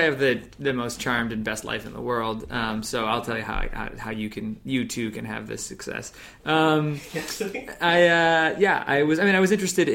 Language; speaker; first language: English; native; English